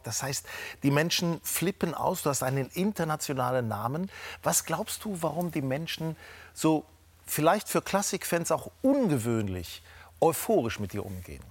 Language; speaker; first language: German; native; German